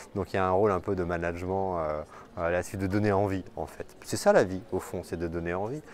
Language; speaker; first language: French; native; French